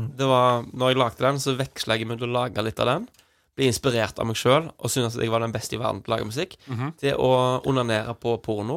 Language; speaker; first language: Norwegian; native; Norwegian